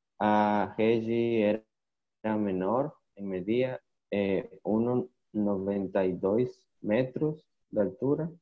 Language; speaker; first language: Portuguese; non-native, learner; Spanish